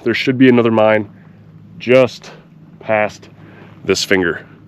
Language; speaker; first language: English; native; English